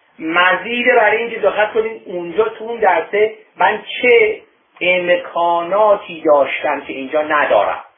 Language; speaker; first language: Persian; non-native, local second language; Azerbaijani